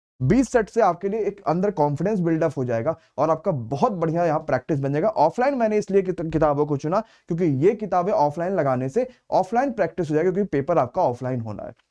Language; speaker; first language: Hindi; native; Hindi